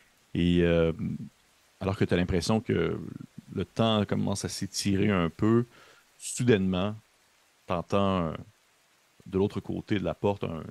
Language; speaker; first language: French; native; French